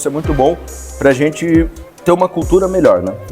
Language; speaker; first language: Portuguese; native; Portuguese